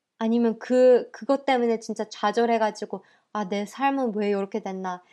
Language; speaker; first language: Korean; early bilingual, heritage; Korean